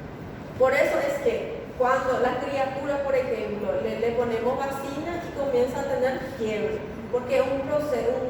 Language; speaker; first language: Spanish; native; Spanish